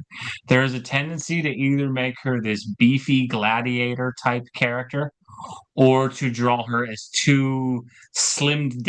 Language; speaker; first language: English; native; English